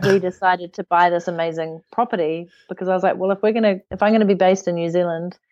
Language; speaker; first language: English; native; English